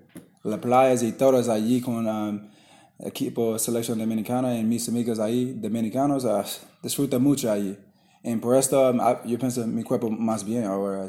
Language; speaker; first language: Spanish; non-native, learner; English